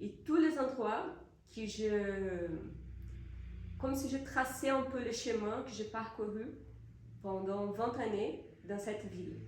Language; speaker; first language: French; non-native, fluent; Portuguese